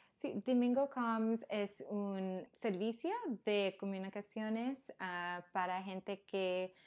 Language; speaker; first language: Spanish; early bilingual, heritage; Spanish